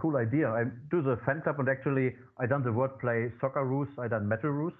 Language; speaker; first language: English; non-native, fluent; German